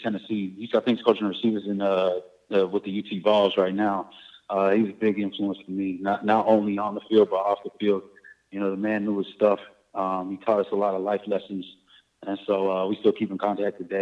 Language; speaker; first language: English; native; English